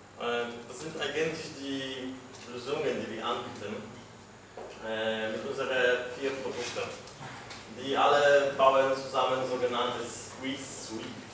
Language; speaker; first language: German; non-native, fluent; Polish